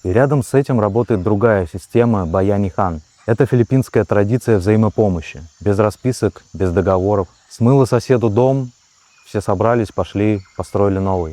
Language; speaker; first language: Russian; native; Russian